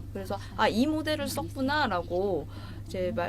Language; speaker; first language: Korean; native; Korean